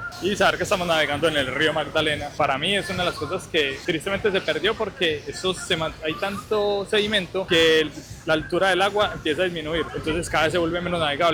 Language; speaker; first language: Spanish; native; Spanish